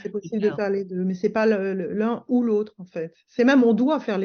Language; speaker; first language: French; native; French